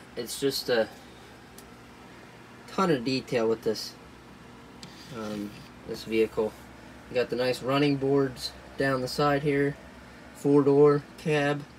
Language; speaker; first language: English; native; English